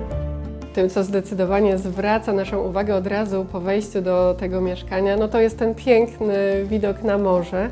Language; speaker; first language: Polish; native; Polish